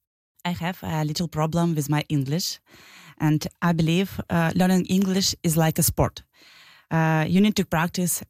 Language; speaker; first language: English; non-native, learner; Ukrainian